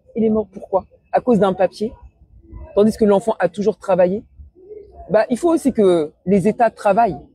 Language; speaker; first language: French; early bilingual, other home language; Wolof